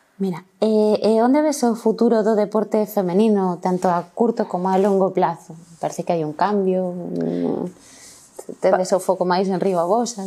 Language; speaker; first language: Galician; non-native, local second language; Spanish